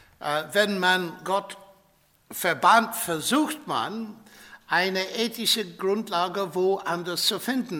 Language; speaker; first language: German; non-native, fluent; English